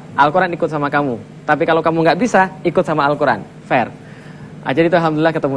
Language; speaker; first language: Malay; non-native, fluent; English